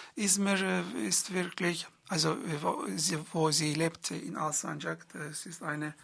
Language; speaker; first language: German; non-native, learner; Turkish